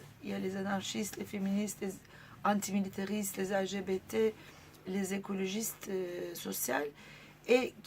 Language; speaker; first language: French; non-native, fluent; Turkish